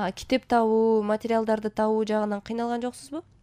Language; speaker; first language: Kyrgyz; native; Kyrgyz